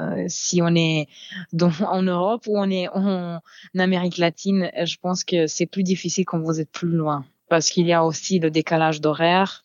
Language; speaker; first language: French; non-native, fluent; Serbian